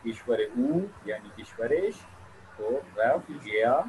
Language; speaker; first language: Persian; non-native, fluent; Urdu